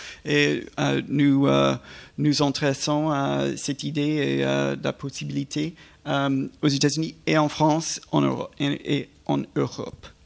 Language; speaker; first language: French; non-native, fluent; English